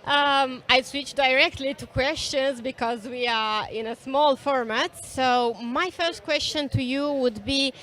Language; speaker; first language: English; non-native, fluent; Romanian